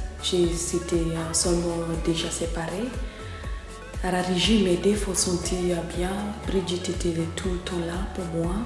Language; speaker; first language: French; non-native, learner; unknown